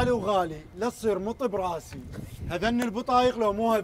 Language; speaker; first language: Arabic; native; Arabic